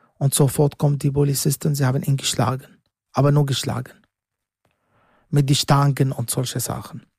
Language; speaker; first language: German; non-native, learner; Arabic